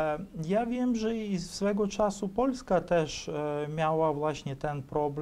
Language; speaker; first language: Polish; non-native, fluent; Ukrainian